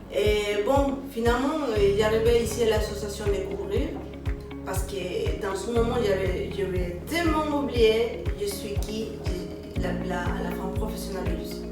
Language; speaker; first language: French; non-native, learner; Spanish